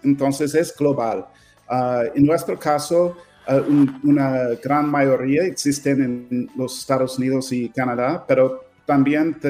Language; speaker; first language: Spanish; non-native, fluent; English